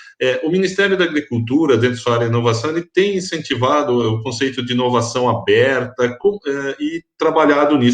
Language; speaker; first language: Portuguese; native; Portuguese